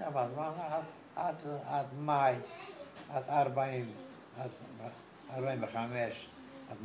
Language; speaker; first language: Hebrew; non-native, learner; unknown